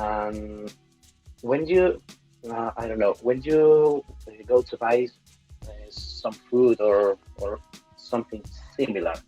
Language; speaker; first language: English; non-native, fluent; Spanish